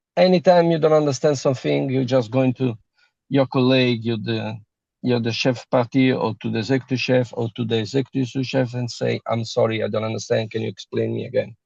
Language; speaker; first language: English; non-native, learner; Italian